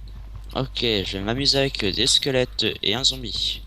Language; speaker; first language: French; native; French